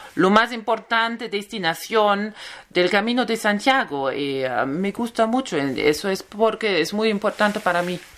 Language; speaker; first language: Spanish; non-native, learner; German